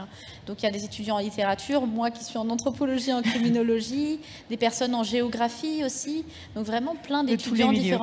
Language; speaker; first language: French; native; French